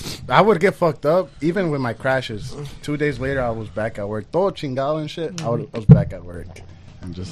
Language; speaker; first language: English; early bilingual, other home language; Spanish